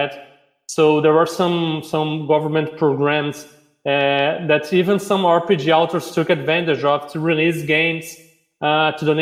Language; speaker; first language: English; non-native, fluent; Portuguese